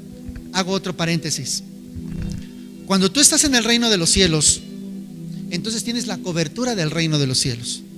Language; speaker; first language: Spanish; native; Spanish